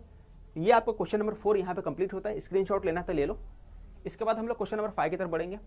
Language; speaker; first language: Hindi; native; Hindi